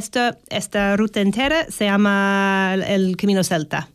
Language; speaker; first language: Spanish; non-native, fluent; English